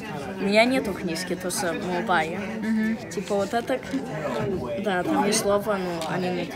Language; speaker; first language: Russian; early bilingual, heritage; Russian